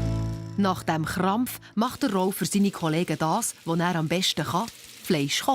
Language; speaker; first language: German; native; German